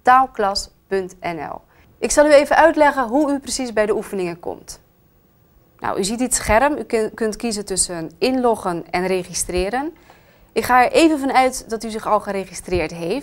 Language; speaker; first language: Dutch; native; Dutch